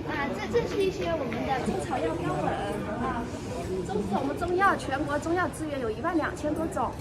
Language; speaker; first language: Chinese; native; Chinese